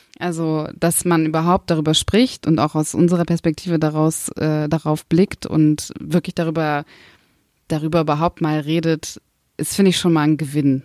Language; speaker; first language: German; early bilingual, other home language; Kurdish